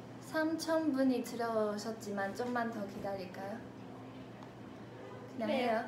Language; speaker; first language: Korean; non-native, fluent; Chinese